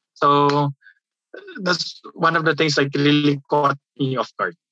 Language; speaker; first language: English; non-native, local second language; Filipino